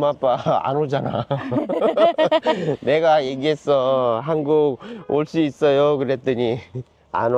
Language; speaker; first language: Korean; native; Korean